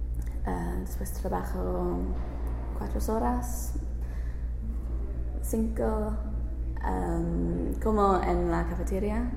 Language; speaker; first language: Spanish; non-native, learner; English